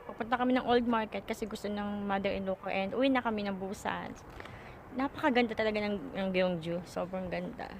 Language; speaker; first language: Filipino; native; Filipino